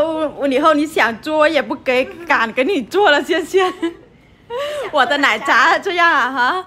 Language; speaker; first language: Chinese; non-native, learner; Vietnamese